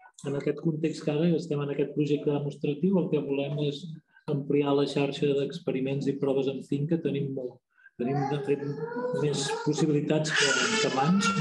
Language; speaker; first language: Catalan; native; Catalan